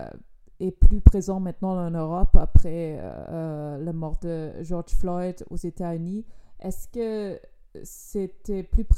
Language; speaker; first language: French; non-native, fluent; German